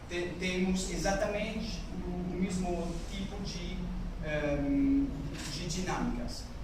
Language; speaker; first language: Portuguese; non-native, learner; French